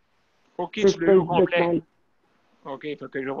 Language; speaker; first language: French; native; French